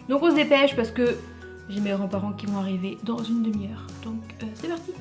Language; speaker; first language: French; native; French